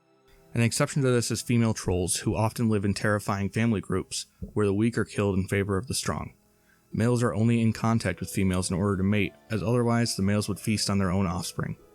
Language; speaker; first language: English; native; English